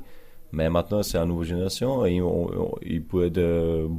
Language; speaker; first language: French; non-native, learner; Czech